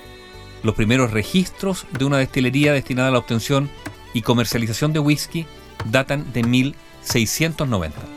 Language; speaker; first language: Spanish; native; Spanish